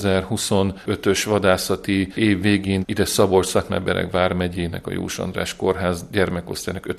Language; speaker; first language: Hungarian; native; Hungarian